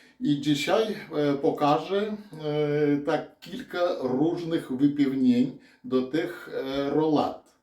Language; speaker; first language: Polish; non-native, learner; Russian